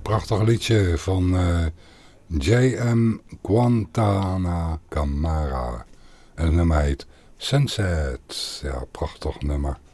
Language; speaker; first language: Dutch; native; Dutch